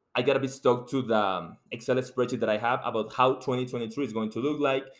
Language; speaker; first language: English; non-native, fluent; Spanish